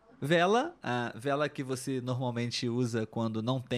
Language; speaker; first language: Portuguese; non-native, learner; Spanish